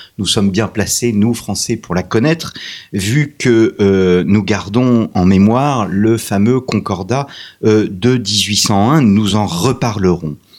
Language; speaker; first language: French; native; French